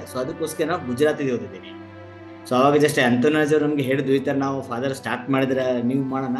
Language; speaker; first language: Kannada; non-native, local second language; Gujarati